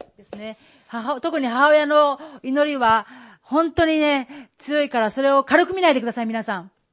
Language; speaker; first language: Japanese; native; Japanese